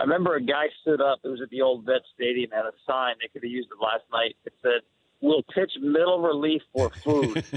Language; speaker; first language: English; native; English